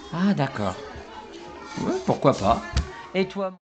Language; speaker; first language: French; native; French